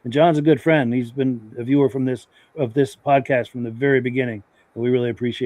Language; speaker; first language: English; native; English